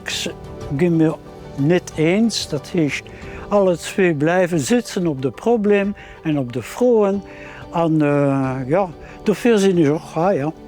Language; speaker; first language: German; non-native, local second language; Luxembourgish